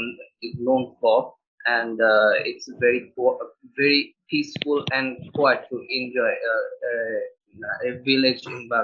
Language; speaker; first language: English; non-native, learner; Bangla